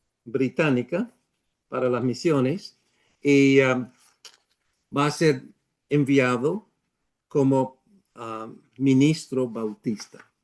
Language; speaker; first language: Spanish; non-native, fluent; English